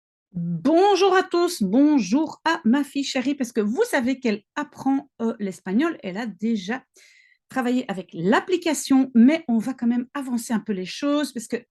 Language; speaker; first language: French; non-native, local second language; Dutch